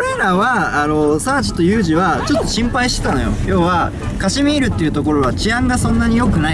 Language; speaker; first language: Japanese; native; Japanese